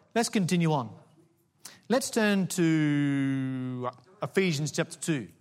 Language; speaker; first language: English; native; English